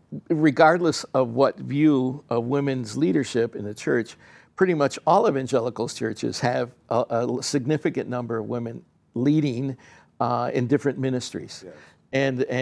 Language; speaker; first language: English; early bilingual, other home language; Spanish